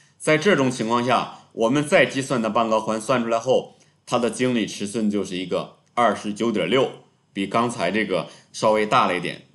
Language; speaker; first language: Chinese; native; Chinese